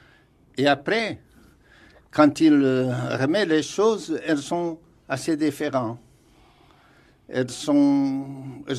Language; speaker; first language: French; non-native, fluent; Portuguese